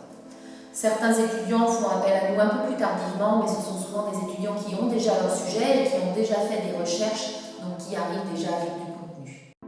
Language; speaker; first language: French; native; French